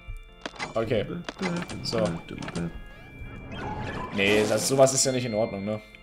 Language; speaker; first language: German; native; German